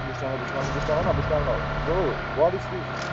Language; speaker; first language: English; non-native, learner; Nepali